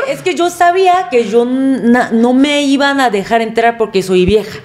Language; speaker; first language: Spanish; non-native, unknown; Korean